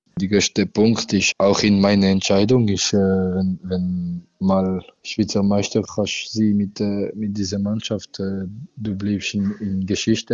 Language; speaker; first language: German; non-native, local second language; French